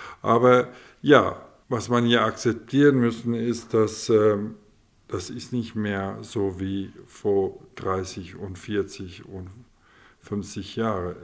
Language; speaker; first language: German; non-native, local second language; Afrikaans